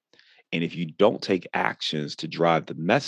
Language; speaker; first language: English; native; English